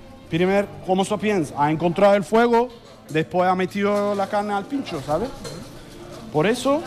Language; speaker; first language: Spanish; non-native, learner; Turkish